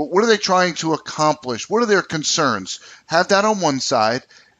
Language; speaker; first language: English; native; English